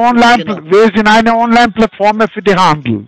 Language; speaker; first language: German; non-native, learner; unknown